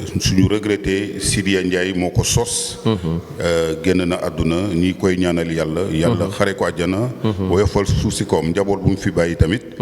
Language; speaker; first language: Wolof; non-native, local second language; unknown